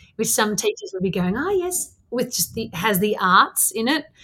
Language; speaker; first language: English; native; English